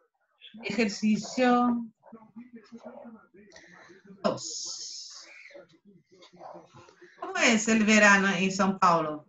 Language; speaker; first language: Spanish; non-native, fluent; Portuguese